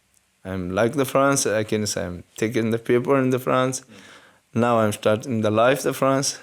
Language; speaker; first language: English; non-native, learner; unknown